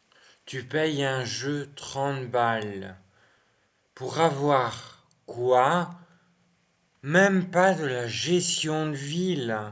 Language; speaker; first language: French; native; French